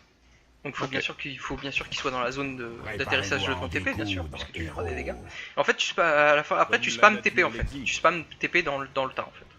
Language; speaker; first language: French; native; French